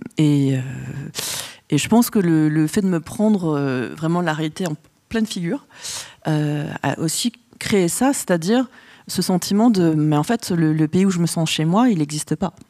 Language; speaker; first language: French; early bilingual, other home language; Vietnamese